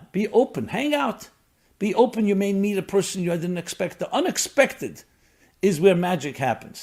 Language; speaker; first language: English; native; English